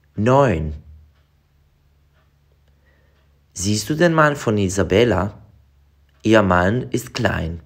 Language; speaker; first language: German; non-native, fluent; Serbian